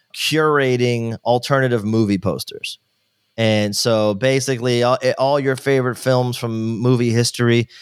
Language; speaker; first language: English; native; English